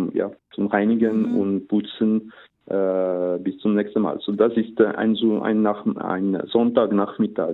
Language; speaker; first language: German; non-native, local second language; French